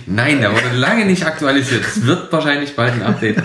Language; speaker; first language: German; native; German